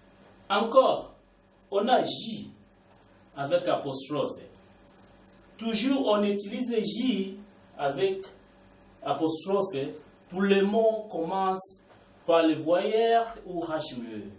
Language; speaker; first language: French; non-native, learner; Swahili